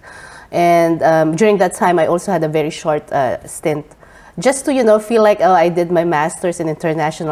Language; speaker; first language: English; non-native, local second language; Filipino